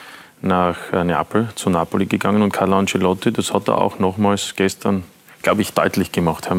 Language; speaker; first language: German; native; German